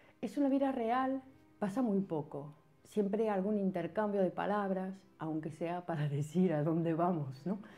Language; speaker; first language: Spanish; non-native, fluent; French